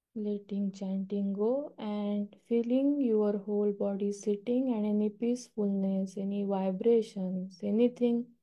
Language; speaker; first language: English; non-native, local second language; Marathi